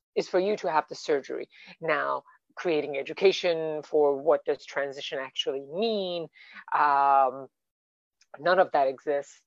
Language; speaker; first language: English; non-native, fluent; Persian